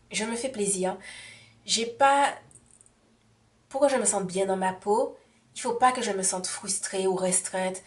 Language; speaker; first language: French; native; French